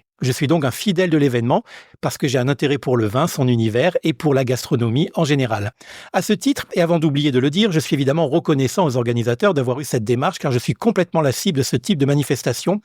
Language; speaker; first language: French; native; French